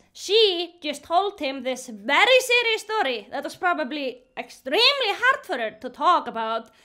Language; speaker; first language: English; non-native, fluent; Icelandic